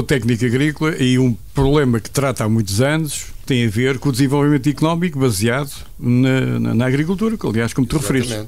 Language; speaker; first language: Portuguese; native; Portuguese